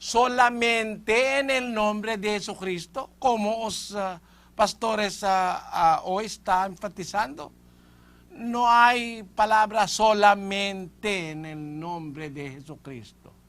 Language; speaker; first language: Spanish; non-native, fluent; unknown